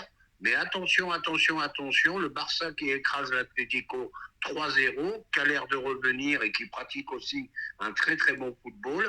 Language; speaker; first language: French; native; French